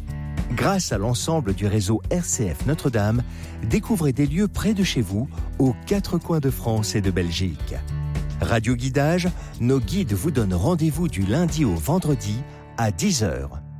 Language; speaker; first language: French; native; French